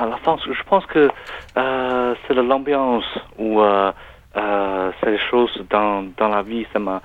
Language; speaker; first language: French; non-native, learner; Chinese